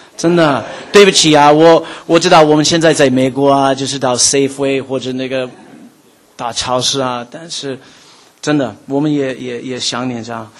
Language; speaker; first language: Chinese; non-native, fluent; English